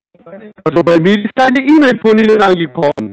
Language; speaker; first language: German; non-native, fluent; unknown